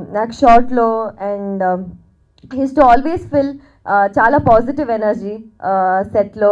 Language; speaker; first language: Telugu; non-native, learner; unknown